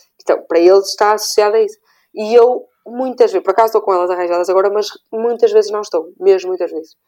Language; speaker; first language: Portuguese; native; Portuguese